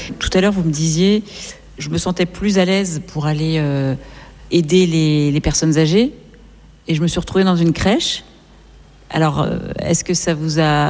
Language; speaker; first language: French; native; French